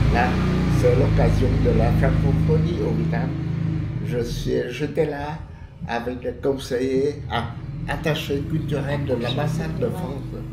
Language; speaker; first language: French; non-native, fluent; Vietnamese